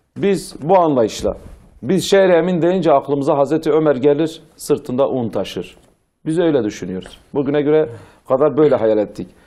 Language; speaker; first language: Turkish; non-native, local second language; Zaza